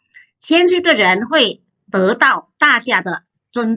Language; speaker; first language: Chinese; non-native, fluent; Indonesian